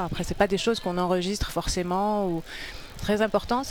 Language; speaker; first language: French; non-native, local second language; Arabic